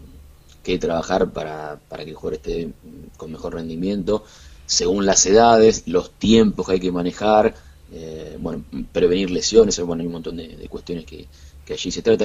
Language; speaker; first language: Spanish; native; Spanish